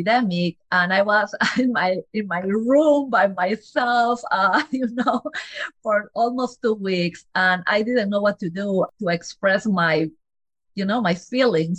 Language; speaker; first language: English; non-native, fluent; Spanish